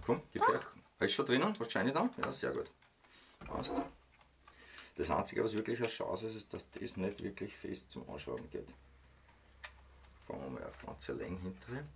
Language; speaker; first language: German; native; German